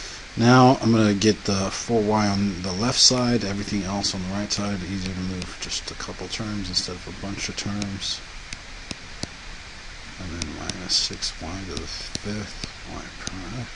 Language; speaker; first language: English; native; English